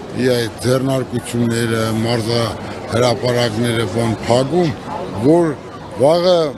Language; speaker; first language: Armenian; native; Armenian